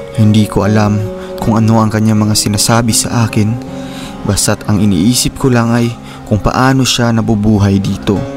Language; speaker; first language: Filipino; non-native, local second language; Cebuano